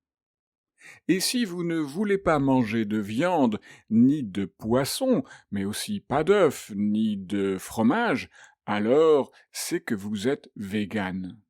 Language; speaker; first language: French; native; French